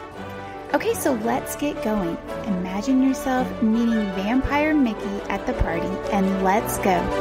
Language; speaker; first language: English; native; English